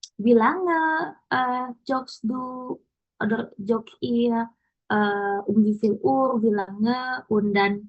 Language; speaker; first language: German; non-native, learner; Indonesian